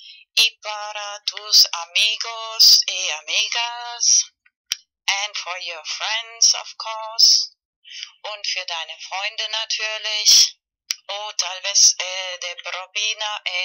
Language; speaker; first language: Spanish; non-native, fluent; German